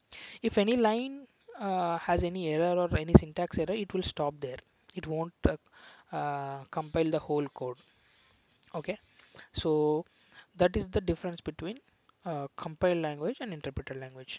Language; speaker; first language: English; non-native, local second language; Telugu